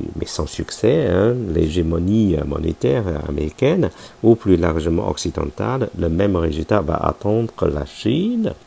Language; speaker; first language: French; non-native, fluent; Chinese